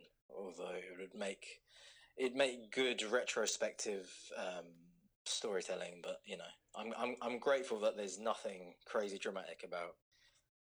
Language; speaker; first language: English; native; English